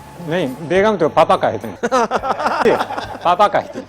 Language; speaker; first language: Hindi; non-native, learner; Japanese